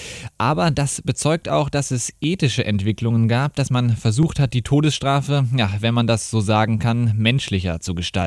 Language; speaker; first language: German; native; German